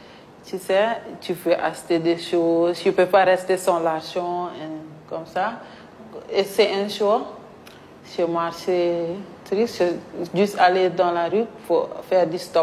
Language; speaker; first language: French; non-native, learner; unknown